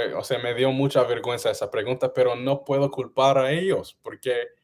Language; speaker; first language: Spanish; non-native, learner; English